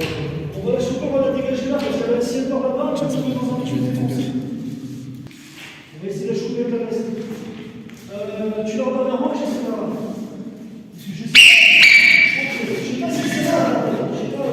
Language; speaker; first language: French; native; French